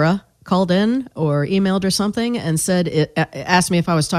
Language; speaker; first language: English; native; English